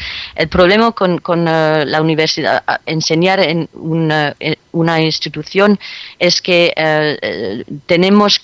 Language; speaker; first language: Spanish; non-native, fluent; French